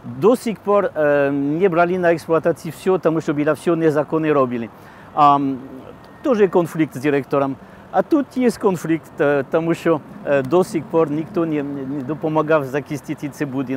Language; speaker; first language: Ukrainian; non-native, learner; French